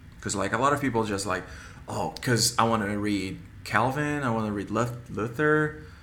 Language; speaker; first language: English; non-native, fluent; Portuguese